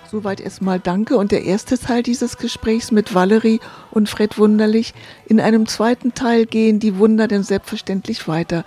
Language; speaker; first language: German; native; German